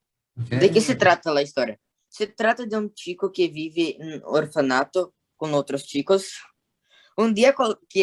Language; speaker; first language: Spanish; non-native, learner; Portuguese